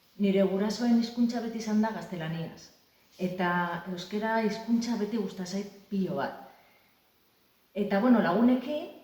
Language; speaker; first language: Basque; non-native, local second language; Spanish